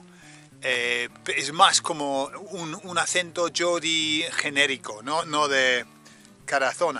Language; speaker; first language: Spanish; native; Spanish